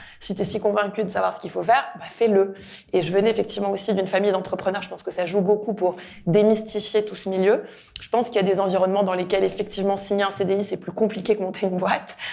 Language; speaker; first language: French; native; French